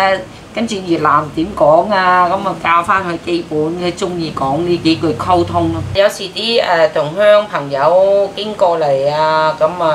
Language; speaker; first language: Chinese; non-native, fluent; Vietnamese